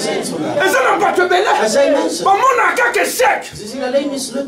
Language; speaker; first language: Dutch; non-native, learner; Lingala